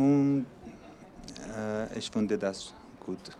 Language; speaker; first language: German; non-native, learner; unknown